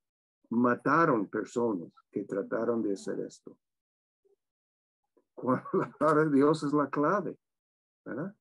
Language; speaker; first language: Spanish; non-native, fluent; English